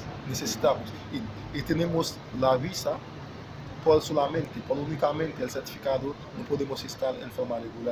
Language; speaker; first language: Spanish; non-native, fluent; Haitian Creole